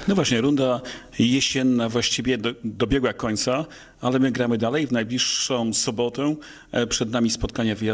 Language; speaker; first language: Polish; native; Polish